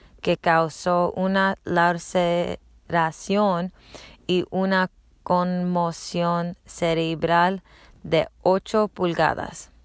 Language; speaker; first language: Spanish; non-native, learner; English